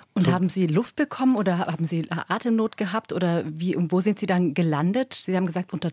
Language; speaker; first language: German; native; German